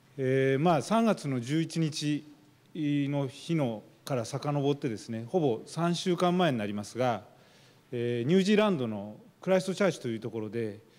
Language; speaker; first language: Japanese; native; Japanese